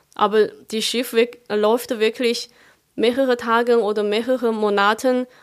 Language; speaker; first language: German; non-native, fluent; Chinese